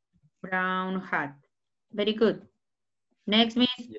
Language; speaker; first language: English; non-native, learner; Spanish